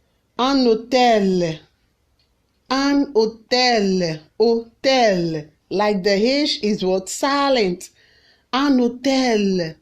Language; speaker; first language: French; non-native, fluent; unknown